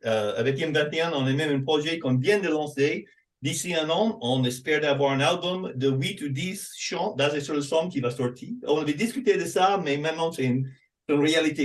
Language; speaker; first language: French; non-native, fluent; English